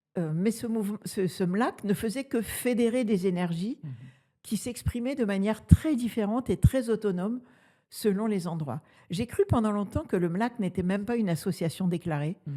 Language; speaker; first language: French; native; French